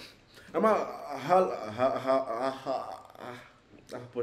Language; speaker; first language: Turkish; non-native, learner; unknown